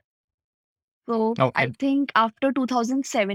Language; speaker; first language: English; non-native, local second language; Punjabi